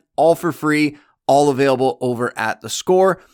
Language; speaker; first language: English; native; English